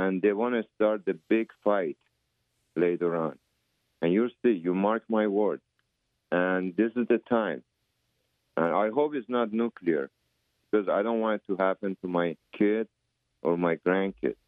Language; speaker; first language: English; native; English